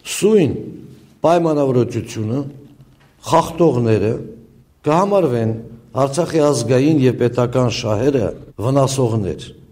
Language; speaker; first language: Armenian; native; Armenian